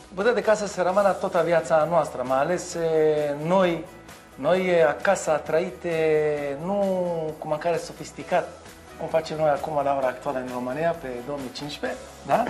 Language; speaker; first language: Romanian; non-native, learner; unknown